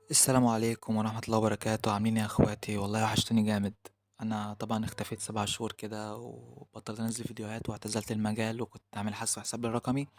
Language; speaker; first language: Arabic; native; Arabic